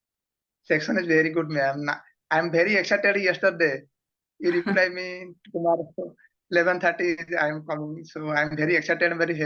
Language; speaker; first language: English; non-native, learner; Odia